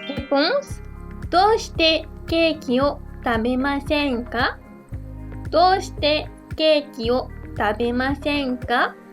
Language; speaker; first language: Japanese; non-native, fluent; French